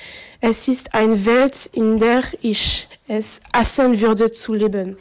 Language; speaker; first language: German; non-native, learner; French